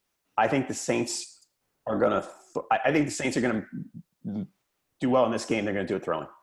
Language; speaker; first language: English; native; English